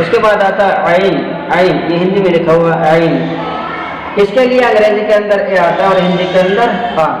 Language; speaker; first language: Urdu; native; Urdu